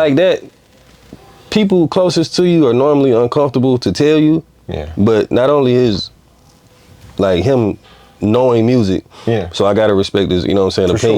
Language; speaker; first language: English; native; English